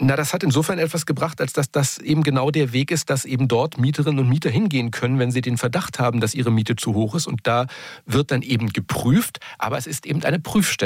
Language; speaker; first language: German; native; German